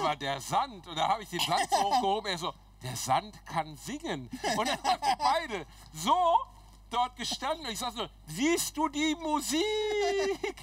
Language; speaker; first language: German; native; German